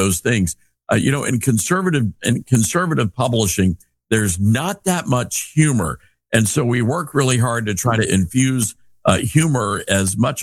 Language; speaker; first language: English; native; English